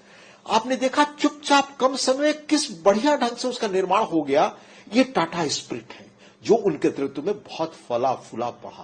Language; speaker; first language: Hindi; native; Hindi